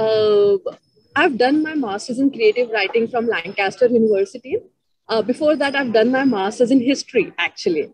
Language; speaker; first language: English; non-native, local second language; Marathi